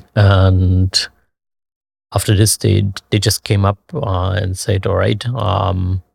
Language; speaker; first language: English; non-native, fluent; German